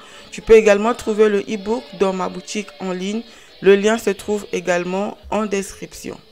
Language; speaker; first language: French; non-native, local second language; Kongo